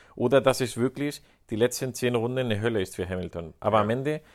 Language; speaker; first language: German; non-native, fluent; Spanish